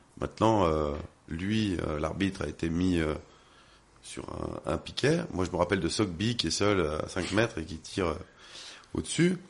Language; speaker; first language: French; native; French